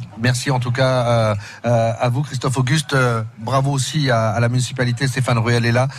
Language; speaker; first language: French; native; French